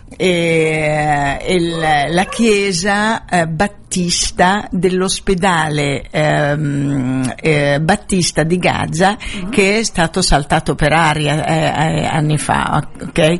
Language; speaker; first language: Italian; non-native, fluent; Arabic